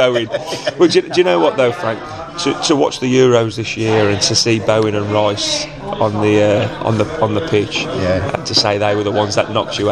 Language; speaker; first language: English; native; English